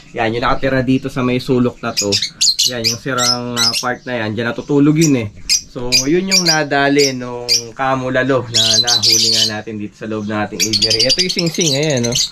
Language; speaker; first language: Filipino; non-native, local second language; Pampanga